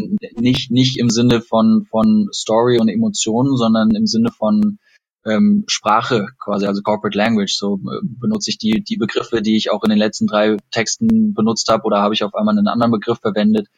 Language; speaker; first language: German; native; German